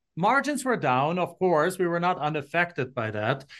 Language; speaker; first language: English; non-native, fluent; German